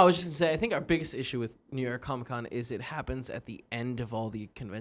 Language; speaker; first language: English; native; English